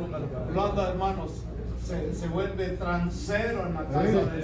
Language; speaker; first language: Spanish; native; Spanish